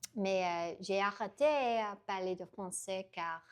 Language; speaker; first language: French; non-native, learner; English